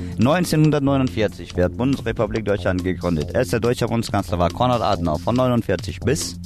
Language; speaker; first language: German; non-native, learner; Kurdish